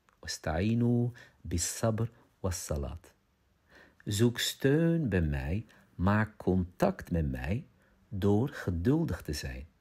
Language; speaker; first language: Dutch; early bilingual, other home language; Arabic